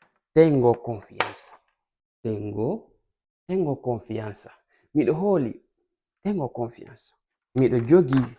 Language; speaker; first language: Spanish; non-native, fluent; Fula